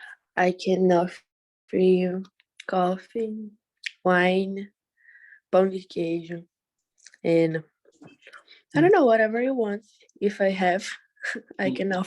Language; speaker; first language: English; non-native, learner; Portuguese